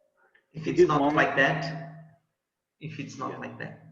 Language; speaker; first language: English; non-native, fluent; Portuguese